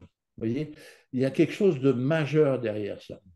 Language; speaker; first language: French; native; French